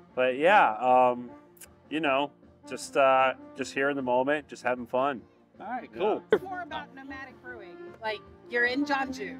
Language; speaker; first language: English; native; English